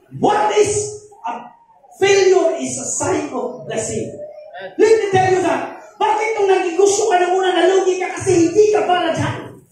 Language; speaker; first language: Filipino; non-native, local second language; Cebuano